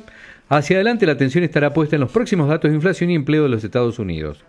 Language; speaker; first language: Spanish; native; Spanish